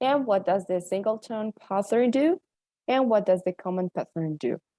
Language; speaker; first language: English; non-native, fluent; Spanish